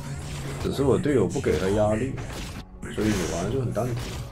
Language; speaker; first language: Chinese; native; Chinese